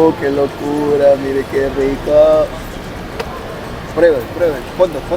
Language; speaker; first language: Spanish; native; Spanish